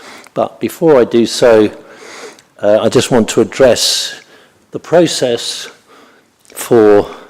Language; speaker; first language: English; native; English